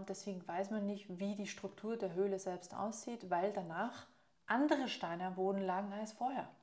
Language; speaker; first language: German; native; German